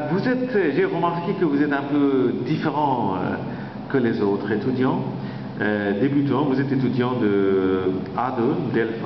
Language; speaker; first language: French; non-native, fluent; Bangla